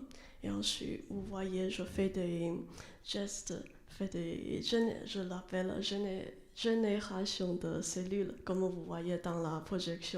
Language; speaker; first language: French; non-native, learner; Chinese